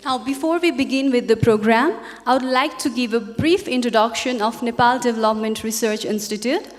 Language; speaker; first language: English; non-native, local second language; Nepali